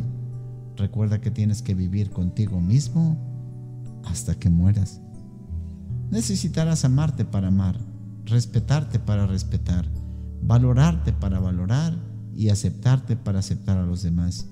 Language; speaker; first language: Spanish; native; Spanish